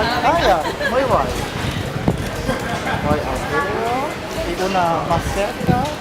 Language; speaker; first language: Spanish; non-native, learner; German